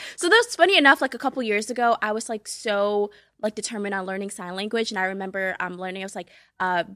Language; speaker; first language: English; early bilingual, other home language; Kabuverdianu